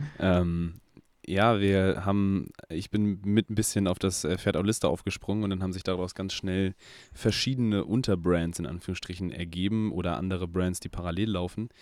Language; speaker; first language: German; native; German